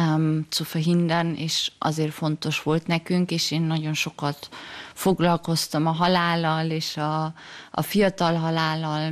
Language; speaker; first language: Hungarian; early bilingual, heritage; German